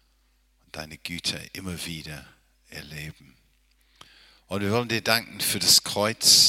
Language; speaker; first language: German; non-native, fluent; English